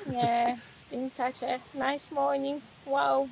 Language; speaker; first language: English; non-native, fluent; Polish